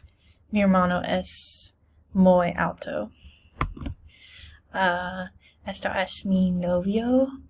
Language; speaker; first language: Spanish; non-native, learner; English